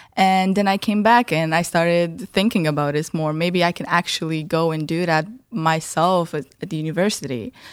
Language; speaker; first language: English; non-native, fluent; Romanian